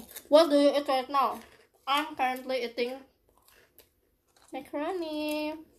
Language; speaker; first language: English; non-native, fluent; Indonesian